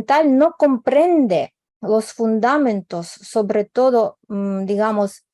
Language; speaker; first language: Spanish; non-native, fluent; Ukrainian